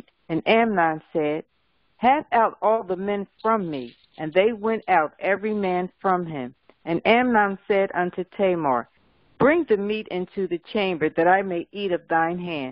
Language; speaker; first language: English; native; English